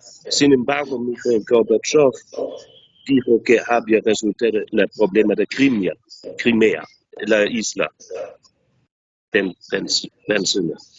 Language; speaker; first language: Spanish; non-native, learner; German